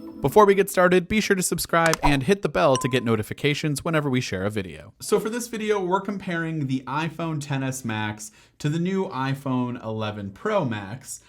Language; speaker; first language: English; native; English